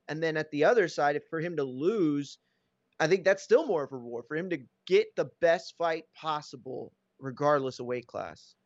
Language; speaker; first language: English; native; English